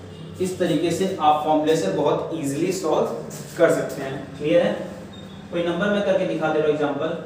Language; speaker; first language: Hindi; native; Hindi